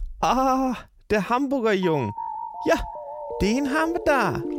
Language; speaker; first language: German; native; German